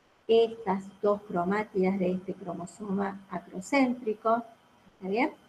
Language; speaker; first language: Spanish; native; Spanish